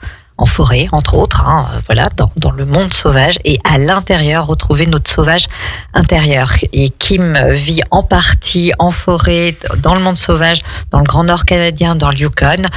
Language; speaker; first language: French; native; French